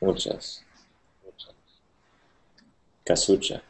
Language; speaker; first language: Spanish; non-native, learner; English